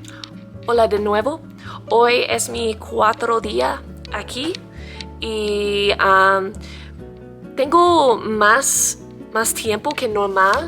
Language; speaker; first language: Spanish; non-native, learner; English